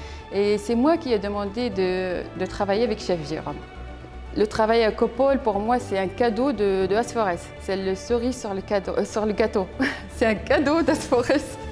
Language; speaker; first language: French; non-native, fluent; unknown